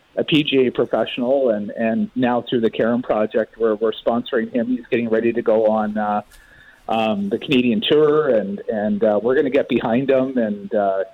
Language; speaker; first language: English; native; English